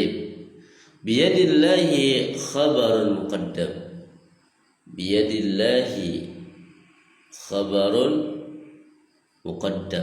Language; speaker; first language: Arabic; non-native, fluent; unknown